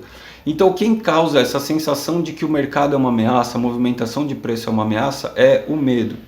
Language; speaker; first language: Portuguese; native; Portuguese